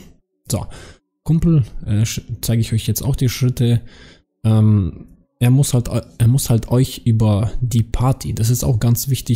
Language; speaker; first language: German; native; German